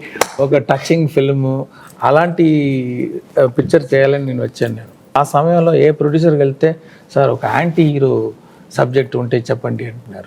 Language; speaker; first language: Telugu; non-native, local second language; Tamil